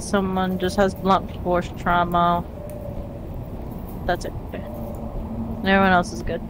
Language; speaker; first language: English; early bilingual, other home language; Spanish